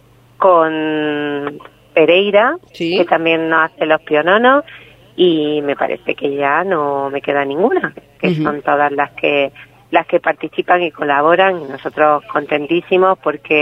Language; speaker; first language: Spanish; native; Spanish